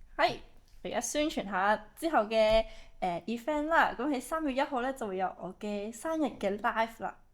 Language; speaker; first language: Cantonese; native; Cantonese